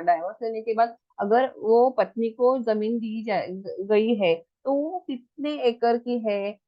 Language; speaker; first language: Hindi; non-native, local second language; Marathi